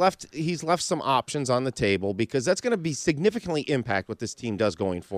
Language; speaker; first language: English; native; English